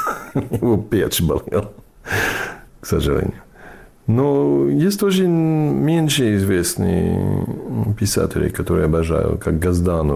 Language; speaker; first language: Russian; non-native, fluent; English